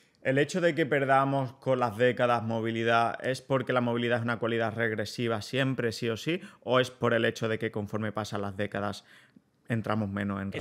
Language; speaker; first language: Spanish; native; Spanish